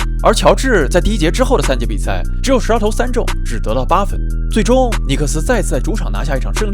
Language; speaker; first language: Chinese; native; Chinese